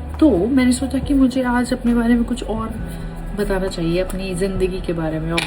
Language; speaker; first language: Hindi; non-native, local second language; Punjabi